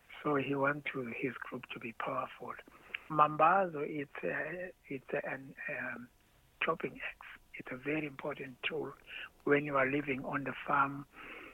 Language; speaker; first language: English; non-native, local second language; Zulu